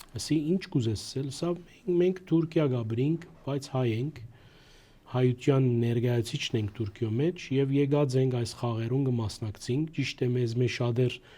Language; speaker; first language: Armenian; early bilingual, heritage; Armenian